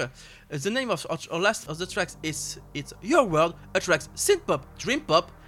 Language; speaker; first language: English; non-native, learner; French